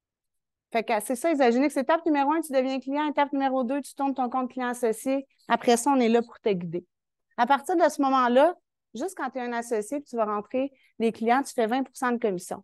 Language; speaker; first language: French; native; French